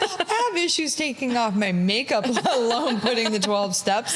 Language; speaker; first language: English; native; English